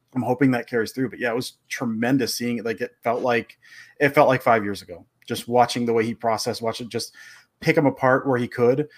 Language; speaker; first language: English; native; English